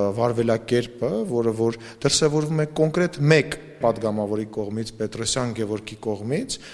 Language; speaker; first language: Armenian; native; Armenian